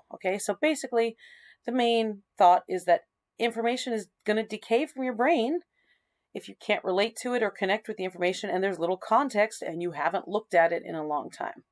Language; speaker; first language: English; native; English